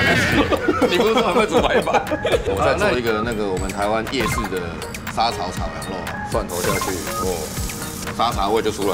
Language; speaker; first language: Chinese; native; Chinese